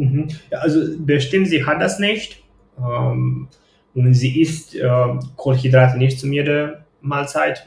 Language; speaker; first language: German; non-native, fluent; Romanian